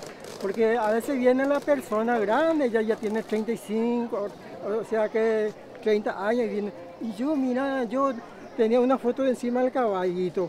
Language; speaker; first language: Spanish; non-native, local second language; Guarani